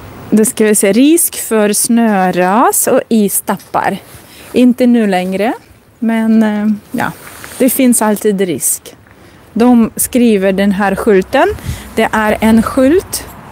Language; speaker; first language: Swedish; non-native, fluent; Russian